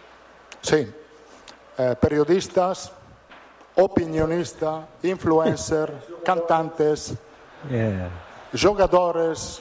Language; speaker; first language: Portuguese; non-native, fluent; Italian